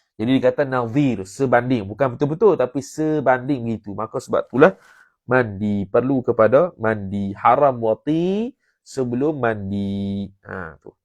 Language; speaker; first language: Malay; native; Malay